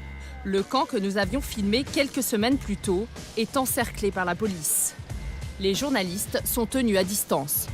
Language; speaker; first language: French; native; French